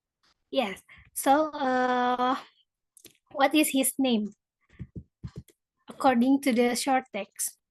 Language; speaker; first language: English; non-native, fluent; Indonesian